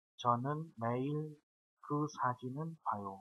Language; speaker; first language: Korean; non-native, fluent; Vietnamese